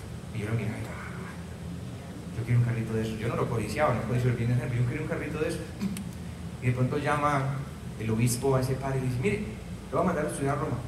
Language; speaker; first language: Spanish; native; Spanish